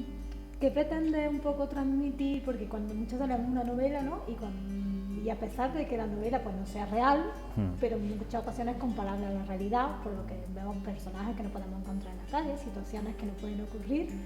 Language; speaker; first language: Spanish; native; Spanish